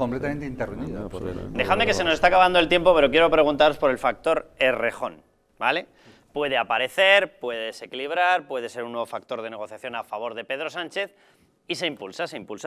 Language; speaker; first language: Spanish; native; Spanish